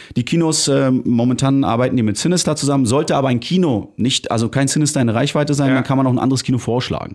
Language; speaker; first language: German; early bilingual, other home language; Polish